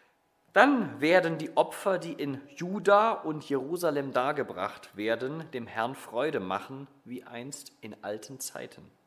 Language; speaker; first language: German; native; German